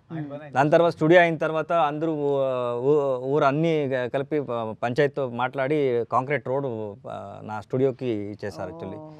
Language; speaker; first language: Telugu; non-native, learner; Kannada